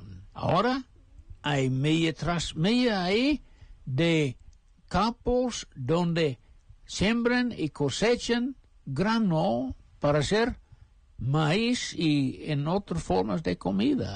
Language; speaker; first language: Spanish; non-native, fluent; English